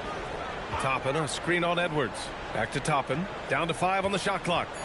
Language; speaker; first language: English; native; English